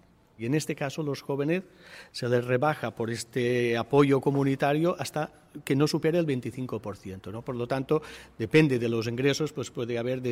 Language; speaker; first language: Spanish; native; Spanish